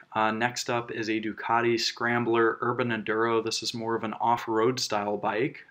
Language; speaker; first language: English; native; English